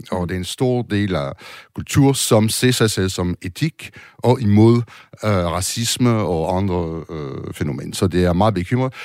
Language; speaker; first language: Danish; non-native, fluent; French